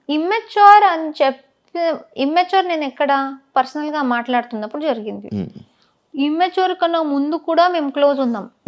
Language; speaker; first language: Telugu; non-native, local second language; Tamil